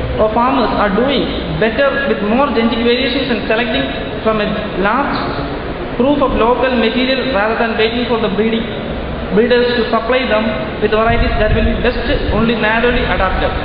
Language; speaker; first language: English; non-native, local second language; Malayalam